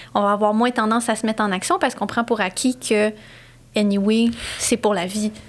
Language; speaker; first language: French; native; French